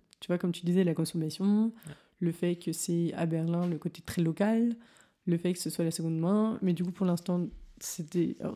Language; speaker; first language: French; native; French